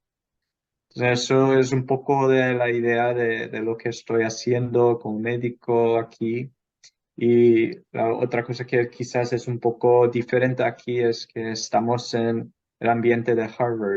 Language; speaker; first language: Spanish; non-native, fluent; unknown